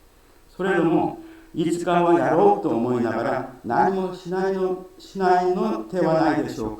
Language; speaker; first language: Japanese; non-native, fluent; Korean